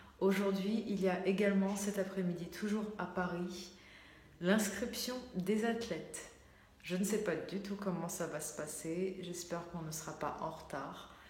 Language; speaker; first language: French; early bilingual, other home language; Portuguese